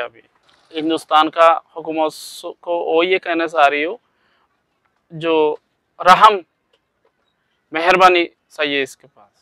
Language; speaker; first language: Hindi; non-native, learner; Rohingya